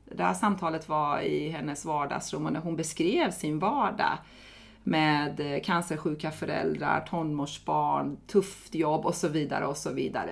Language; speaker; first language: Swedish; non-native, fluent; Persian